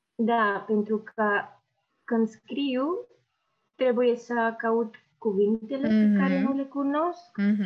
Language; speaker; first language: Romanian; non-native, fluent; Spanish